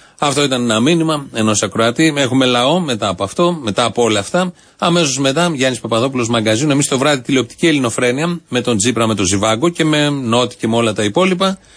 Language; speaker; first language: Greek; native; Greek